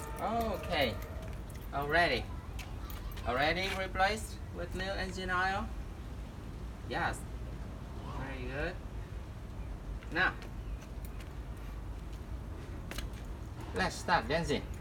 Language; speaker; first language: English; non-native, learner; Vietnamese